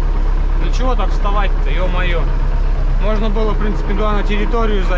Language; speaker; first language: Russian; native; Russian